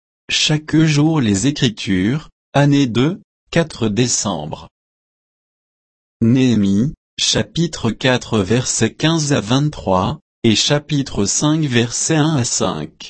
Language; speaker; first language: French; native; French